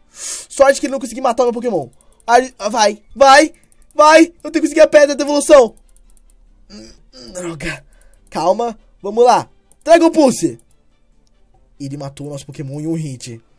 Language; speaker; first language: Portuguese; native; Portuguese